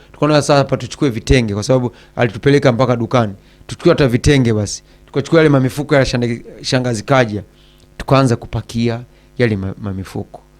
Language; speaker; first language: Swahili; native; Swahili